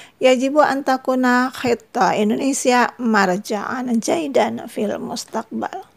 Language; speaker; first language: Arabic; non-native, fluent; Indonesian